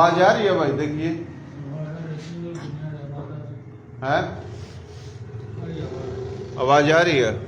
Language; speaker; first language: Hindi; non-native, local second language; Marwari